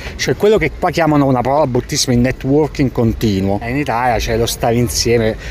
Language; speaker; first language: Italian; native; Italian